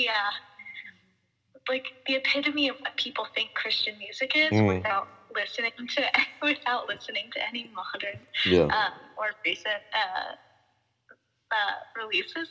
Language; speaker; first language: English; native; English